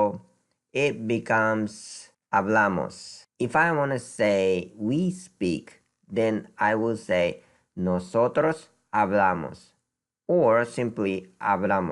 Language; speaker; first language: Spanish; non-native, fluent; Japanese